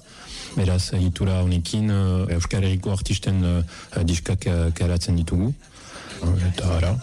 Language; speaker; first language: Basque; non-native, fluent; Italian